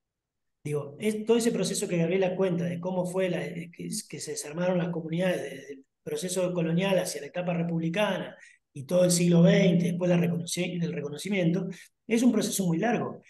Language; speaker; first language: Spanish; native; Spanish